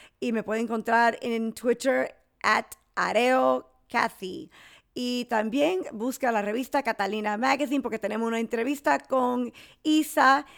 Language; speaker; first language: Spanish; early bilingual, heritage; English